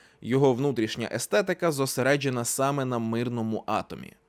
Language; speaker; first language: Ukrainian; native; Ukrainian